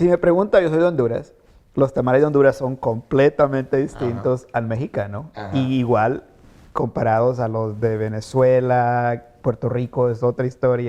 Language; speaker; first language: Spanish; native; Spanish